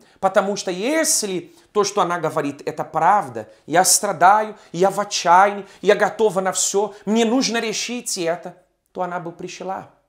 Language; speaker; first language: Russian; non-native, fluent; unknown